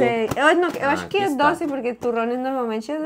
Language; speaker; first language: Portuguese; non-native, fluent; Spanish